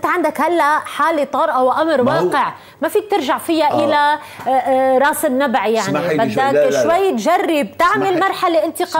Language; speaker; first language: Arabic; native; Arabic